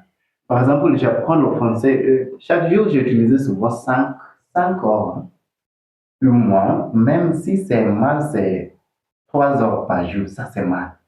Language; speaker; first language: French; non-native, learner; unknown